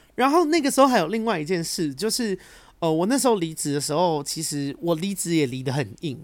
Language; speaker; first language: Chinese; native; Chinese